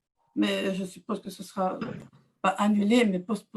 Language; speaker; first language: French; native; French